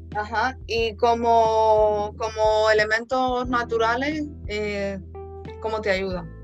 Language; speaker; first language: Spanish; native; Spanish